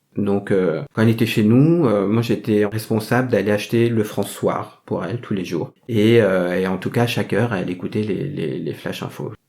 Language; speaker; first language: French; early bilingual, other home language; Vietnamese